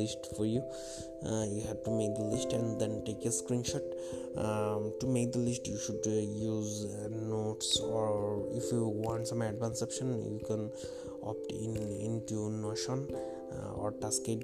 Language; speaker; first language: English; non-native, local second language; Bangla